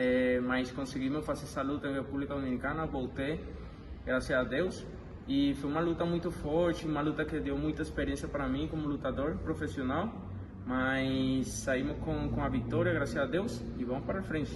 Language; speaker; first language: Portuguese; non-native, fluent; Spanish